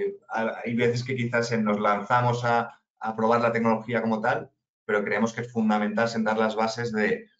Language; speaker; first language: Spanish; native; Spanish